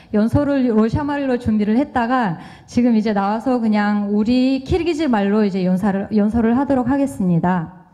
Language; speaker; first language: Korean; non-native, fluent; Kyrgyz